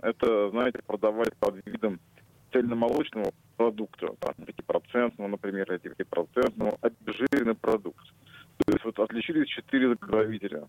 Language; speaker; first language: Russian; native; Russian